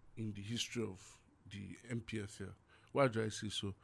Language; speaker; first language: English; non-native, local second language; Yoruba